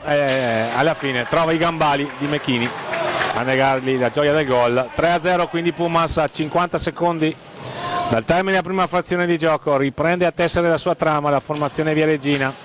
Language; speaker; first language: Italian; native; Italian